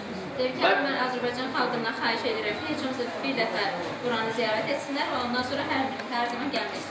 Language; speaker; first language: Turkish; non-native, learner; Azerbaijani